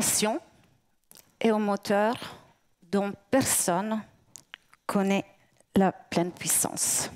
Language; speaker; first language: French; native; French